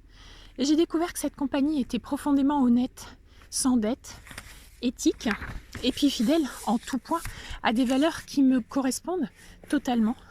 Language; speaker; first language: French; native; French